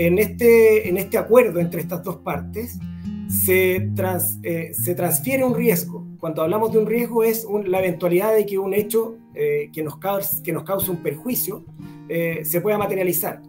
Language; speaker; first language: Spanish; native; Spanish